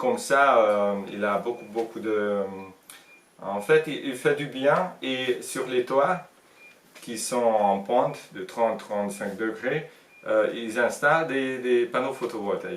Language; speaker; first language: French; non-native, fluent; Hungarian